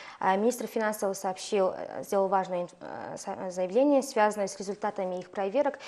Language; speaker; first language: Russian; non-native, fluent; Mongolian